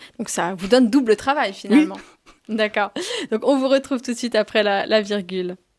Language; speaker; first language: French; native; French